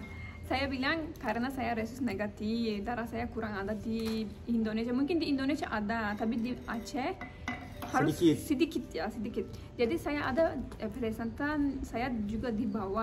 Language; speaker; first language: Indonesian; non-native, learner; Turkish